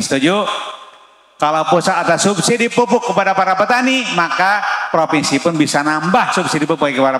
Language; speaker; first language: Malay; non-native, local second language; Sundanese